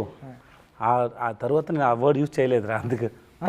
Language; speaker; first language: Telugu; non-native, learner; Tamil